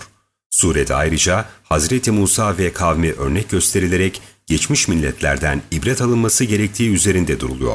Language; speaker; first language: Turkish; native; Turkish